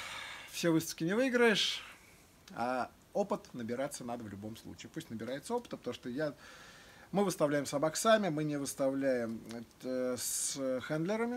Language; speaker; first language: Russian; native; Russian